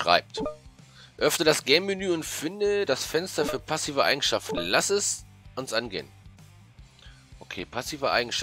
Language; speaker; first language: German; native; German